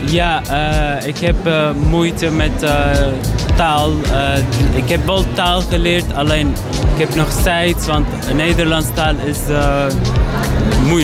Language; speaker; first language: Dutch; non-native, learner; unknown